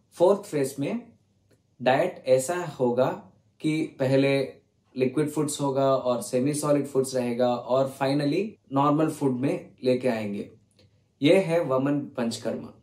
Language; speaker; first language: Hindi; non-native, learner; Tamil